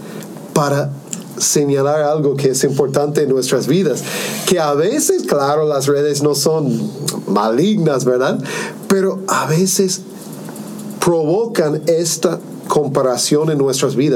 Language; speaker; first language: Spanish; non-native, fluent; English